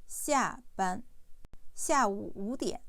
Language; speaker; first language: Chinese; non-native, fluent; Urdu